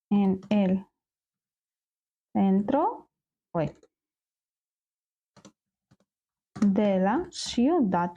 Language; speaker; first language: Spanish; non-native, learner; Ukrainian